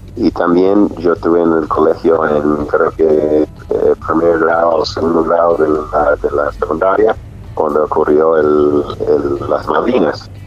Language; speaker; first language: Spanish; non-native, fluent; English